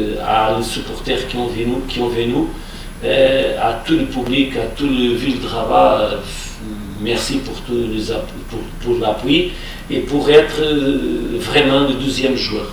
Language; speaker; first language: French; non-native, fluent; Portuguese